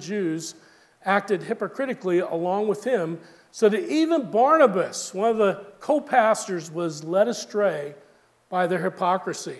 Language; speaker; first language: English; native; English